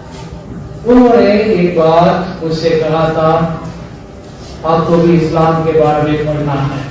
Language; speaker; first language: Hindi; non-native, local second language; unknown